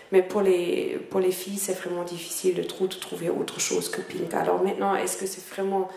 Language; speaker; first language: French; non-native, fluent; German